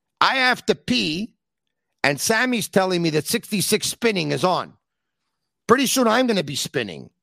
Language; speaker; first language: English; native; English